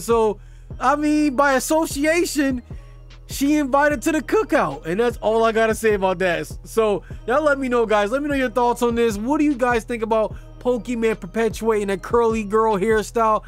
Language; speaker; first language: English; native; English